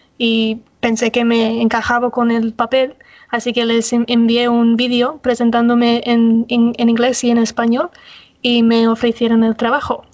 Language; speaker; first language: Spanish; non-native, fluent; English